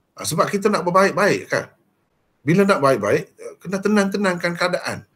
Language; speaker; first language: Malay; native; Malay